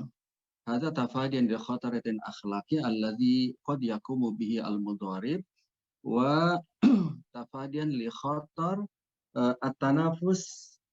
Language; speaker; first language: Arabic; non-native, fluent; Indonesian